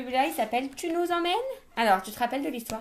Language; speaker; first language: French; native; French